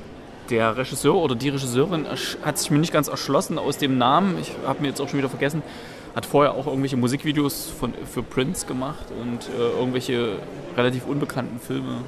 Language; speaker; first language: German; native; German